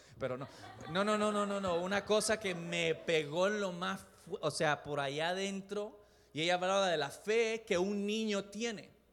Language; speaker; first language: Spanish; native; Spanish